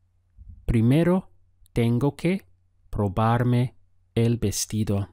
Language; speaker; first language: Spanish; non-native, fluent; English